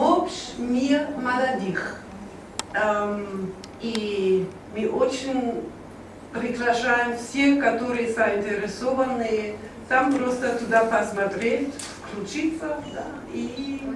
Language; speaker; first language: Russian; non-native, learner; German